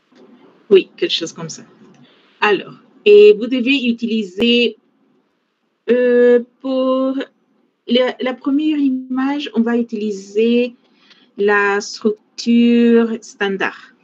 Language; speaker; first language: French; non-native, fluent; Spanish